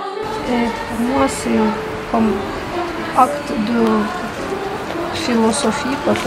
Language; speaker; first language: French; non-native, learner; Ukrainian